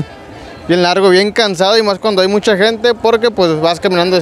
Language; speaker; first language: Spanish; native; Spanish